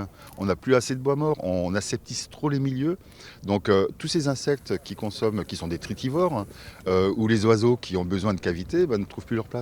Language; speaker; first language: French; native; French